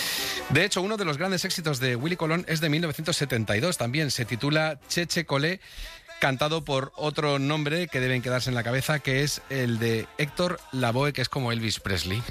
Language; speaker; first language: Spanish; native; Spanish